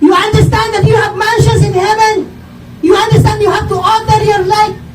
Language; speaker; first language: English; non-native, local second language; Filipino